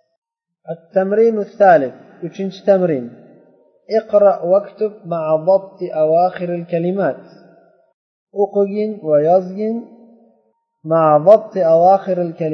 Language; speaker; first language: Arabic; non-native, fluent; Uzbek